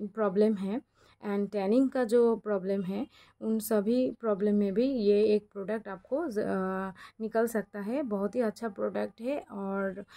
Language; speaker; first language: Hindi; non-native, local second language; Bangla